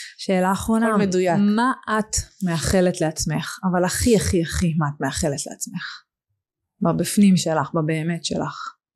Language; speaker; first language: Hebrew; native; Hebrew